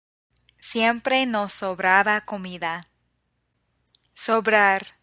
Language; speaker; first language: Spanish; non-native, fluent; English